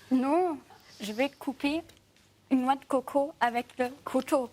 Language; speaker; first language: French; non-native, fluent; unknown